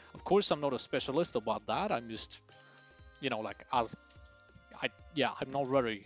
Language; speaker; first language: English; non-native, fluent; Swedish